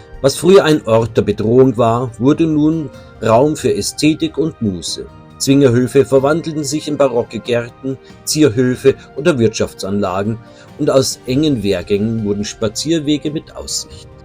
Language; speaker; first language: German; native; German